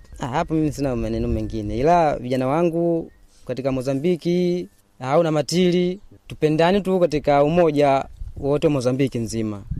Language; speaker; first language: Swahili; non-native, local second language; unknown